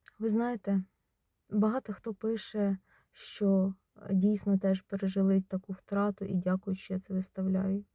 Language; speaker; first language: Ukrainian; native; Ukrainian